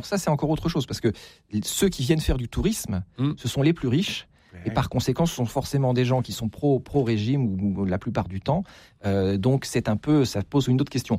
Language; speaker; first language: French; native; French